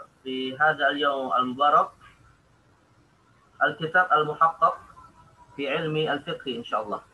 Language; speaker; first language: Arabic; non-native, fluent; Indonesian